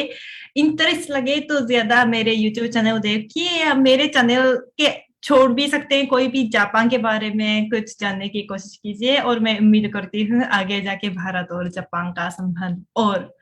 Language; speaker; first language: Hindi; non-native, fluent; Japanese